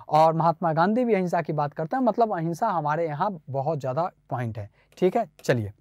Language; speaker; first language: Hindi; native; Hindi